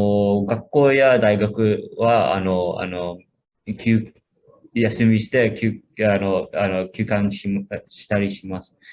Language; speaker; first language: Japanese; non-native, fluent; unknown